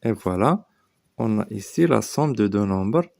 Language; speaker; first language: French; non-native, local second language; Arabic